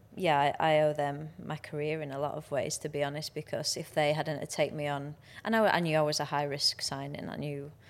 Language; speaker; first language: English; native; English